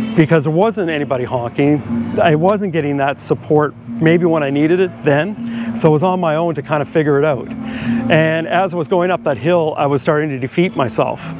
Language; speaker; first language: English; native; English